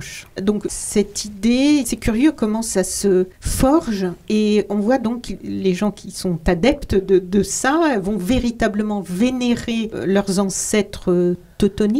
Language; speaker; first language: French; native; French